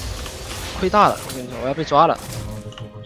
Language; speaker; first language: Chinese; native; Chinese